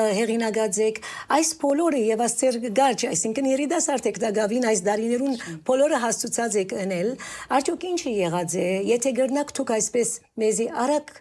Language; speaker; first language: Armenian; early bilingual, heritage; Armenian